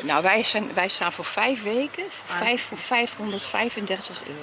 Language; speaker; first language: Dutch; native; Dutch